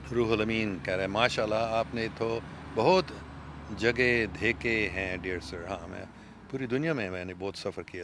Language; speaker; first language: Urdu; non-native, fluent; English